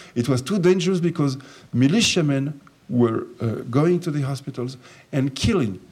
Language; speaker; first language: English; non-native, fluent; French